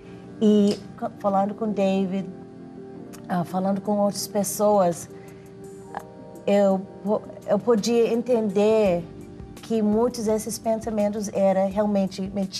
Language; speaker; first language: Portuguese; non-native, fluent; English